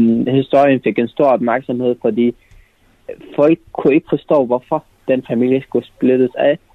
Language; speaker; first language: Danish; non-native, fluent; Arabic